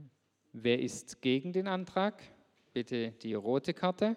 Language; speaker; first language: German; native; German